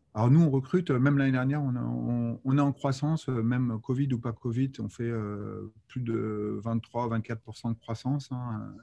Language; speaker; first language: French; native; French